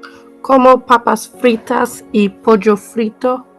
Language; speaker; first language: Spanish; non-native, learner; English